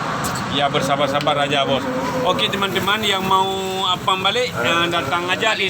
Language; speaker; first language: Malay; non-native, local second language; Achinese